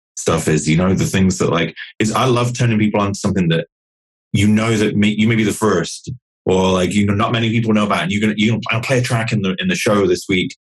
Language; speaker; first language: English; native; English